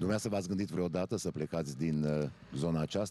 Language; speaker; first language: Romanian; native; Romanian